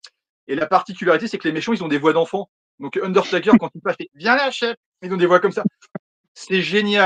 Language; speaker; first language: French; native; French